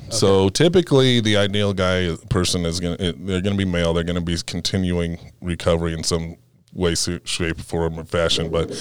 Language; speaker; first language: English; native; English